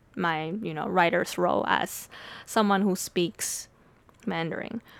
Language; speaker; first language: English; early bilingual, other home language; Chinese